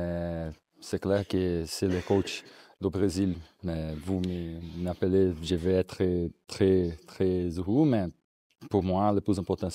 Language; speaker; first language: French; non-native, learner; Portuguese